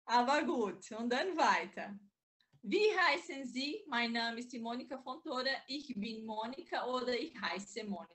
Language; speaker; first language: German; non-native, learner; Portuguese